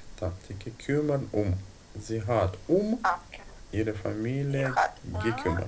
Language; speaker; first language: German; non-native, fluent; Ukrainian